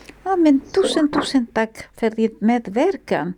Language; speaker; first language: Swedish; non-native, fluent; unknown